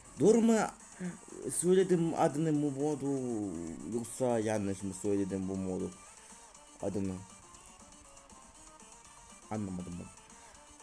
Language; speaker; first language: Turkish; non-native, learner; Russian